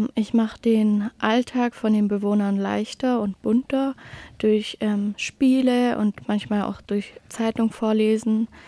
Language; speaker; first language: German; native; German